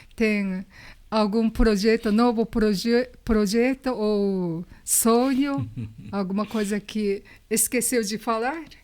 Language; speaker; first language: Portuguese; non-native, learner; Japanese